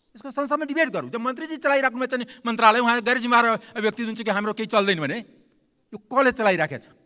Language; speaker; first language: Nepali; non-native, local second language; Maithili